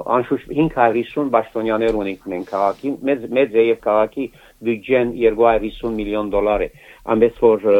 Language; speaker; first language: Armenian; early bilingual, heritage; Armenian